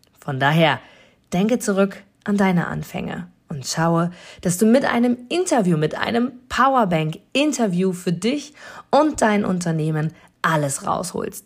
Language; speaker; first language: German; native; German